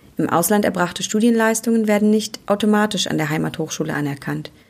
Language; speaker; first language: German; native; German